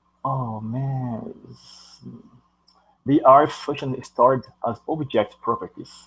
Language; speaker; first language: English; non-native, learner; Portuguese